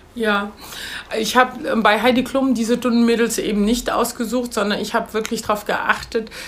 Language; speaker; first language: German; native; German